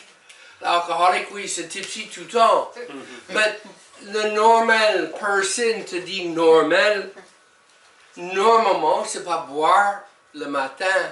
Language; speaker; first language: French; non-native, learner; English